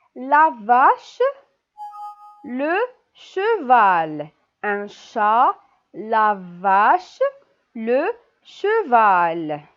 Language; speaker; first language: French; non-native, local second language; Arabic